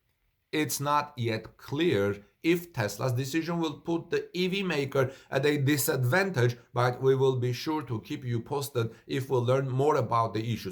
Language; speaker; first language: English; non-native, fluent; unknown